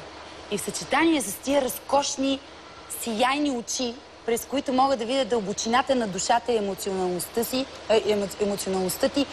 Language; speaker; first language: Bulgarian; native; Bulgarian